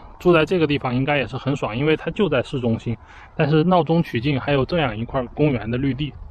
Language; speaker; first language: Chinese; native; Chinese